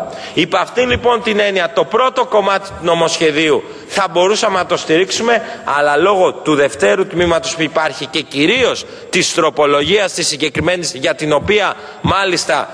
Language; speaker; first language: Greek; native; Greek